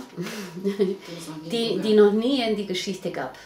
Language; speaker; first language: German; non-native, learner; Spanish